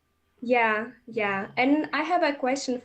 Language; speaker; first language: English; non-native, fluent; Russian